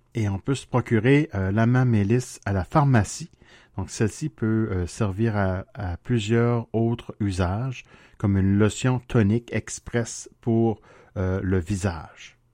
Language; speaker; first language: French; native; French